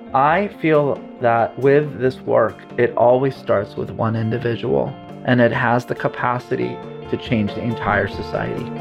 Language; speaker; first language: English; early bilingual, other home language; Arabic